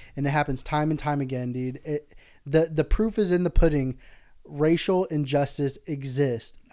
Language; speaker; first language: English; early bilingual, other home language; Spanish